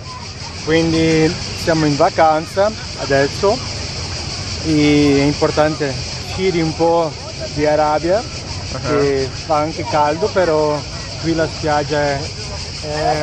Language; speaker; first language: Italian; non-native, fluent; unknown